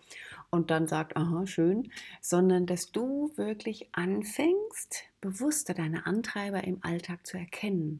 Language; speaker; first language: German; native; German